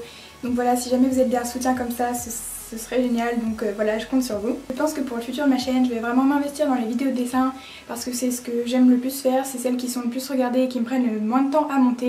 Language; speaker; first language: French; native; French